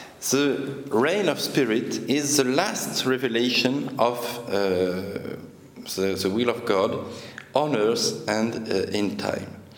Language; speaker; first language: English; non-native, fluent; French